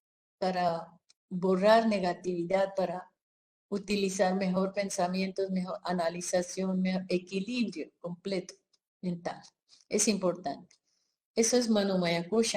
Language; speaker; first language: Spanish; non-native, fluent; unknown